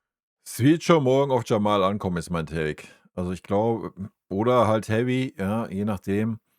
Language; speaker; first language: German; native; German